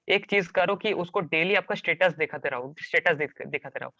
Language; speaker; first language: Hindi; non-native, local second language; Bangla